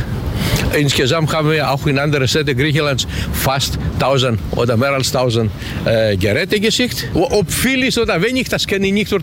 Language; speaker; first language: German; non-native, learner; Greek